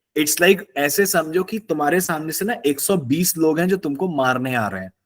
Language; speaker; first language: Hindi; native; Hindi